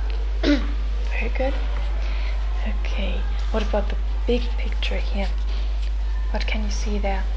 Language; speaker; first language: English; non-native, fluent; German